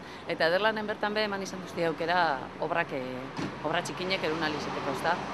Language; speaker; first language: Basque; native; Basque